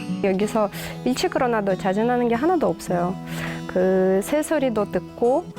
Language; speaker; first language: Korean; non-native, learner; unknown